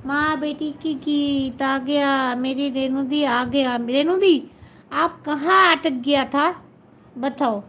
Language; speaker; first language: Hindi; non-native, local second language; Bangla